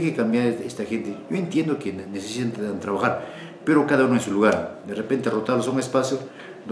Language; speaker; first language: Spanish; native; Spanish